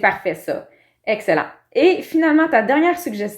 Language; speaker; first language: French; native; French